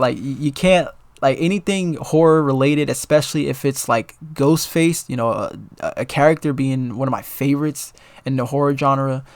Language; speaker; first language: English; native; English